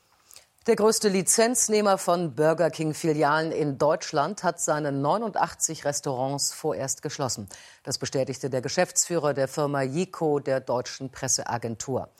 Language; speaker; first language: German; native; German